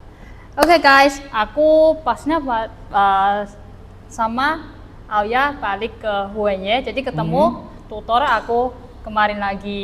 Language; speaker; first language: Indonesian; non-native, fluent; Chinese